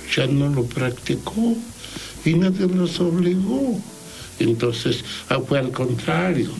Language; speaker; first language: Spanish; non-native, local second language; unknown